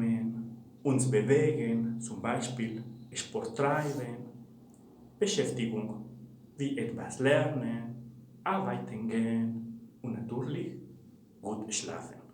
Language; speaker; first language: German; non-native, fluent; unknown